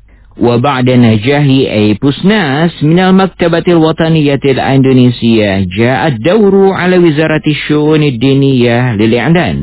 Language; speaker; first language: Arabic; non-native, fluent; Indonesian